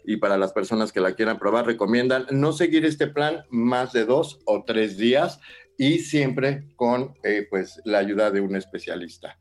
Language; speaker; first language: Spanish; native; Spanish